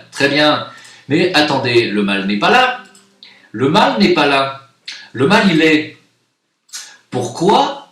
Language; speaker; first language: French; native; French